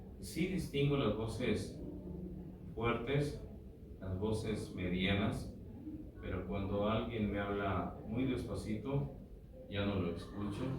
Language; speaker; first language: Spanish; non-native, local second language; Nahuatl languages